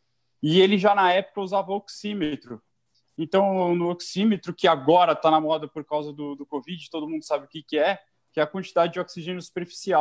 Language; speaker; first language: Portuguese; native; Portuguese